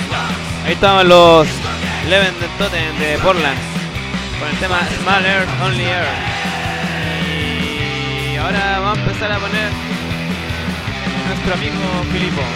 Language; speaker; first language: Spanish; native; Spanish